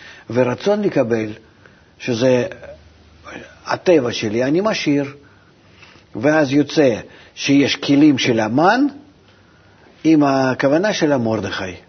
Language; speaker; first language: Hebrew; non-native, fluent; Russian